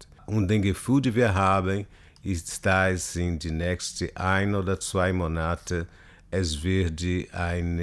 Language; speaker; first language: German; non-native, learner; Portuguese